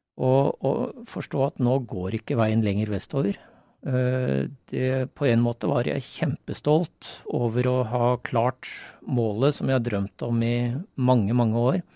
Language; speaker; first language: Norwegian; native; Norwegian